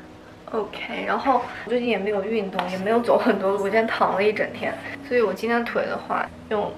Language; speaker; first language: Chinese; native; Chinese